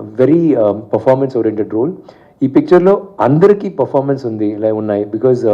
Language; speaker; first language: Telugu; non-native, learner; Tamil